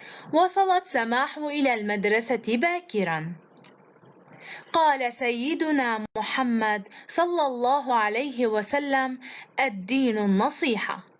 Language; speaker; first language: Arabic; native; Arabic